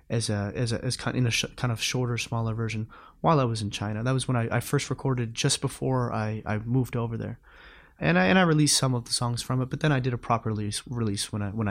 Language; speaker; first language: English; native; English